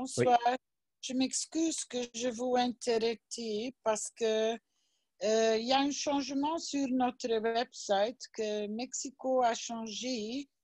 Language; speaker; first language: French; non-native, learner; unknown